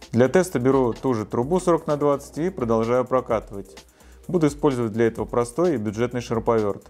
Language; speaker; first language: Russian; native; Russian